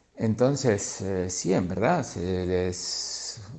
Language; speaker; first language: Spanish; native; Spanish